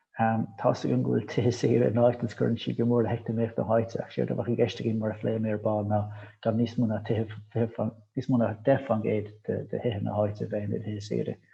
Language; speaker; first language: Irish; native; Irish